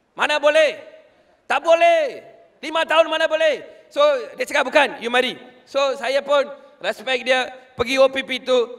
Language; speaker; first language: Malay; non-native, local second language; Tamil